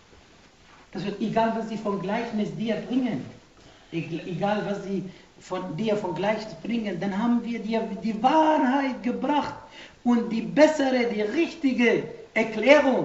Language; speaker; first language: German; non-native, fluent; Arabic